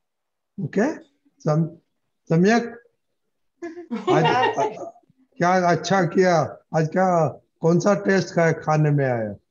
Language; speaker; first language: Hindi; non-native, local second language; Gujarati